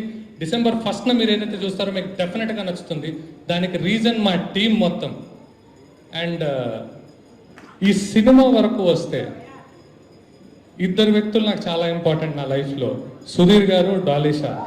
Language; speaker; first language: Telugu; native; Telugu